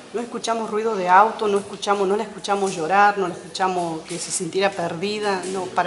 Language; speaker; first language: Spanish; native; Spanish